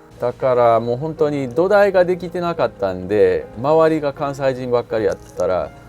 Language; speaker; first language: Japanese; non-native, fluent; English